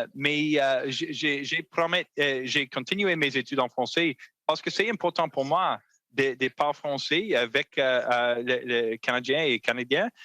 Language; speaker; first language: French; non-native, learner; English